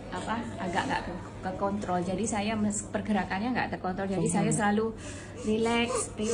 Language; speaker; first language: Indonesian; non-native, local second language; Malay